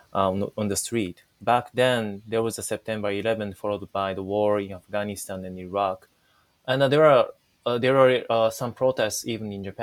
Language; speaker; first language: English; non-native, fluent; Japanese